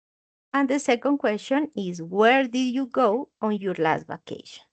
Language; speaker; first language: English; non-native, learner; Spanish